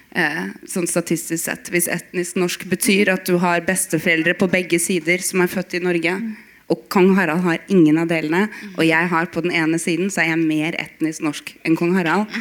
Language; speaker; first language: Norwegian; native; Norwegian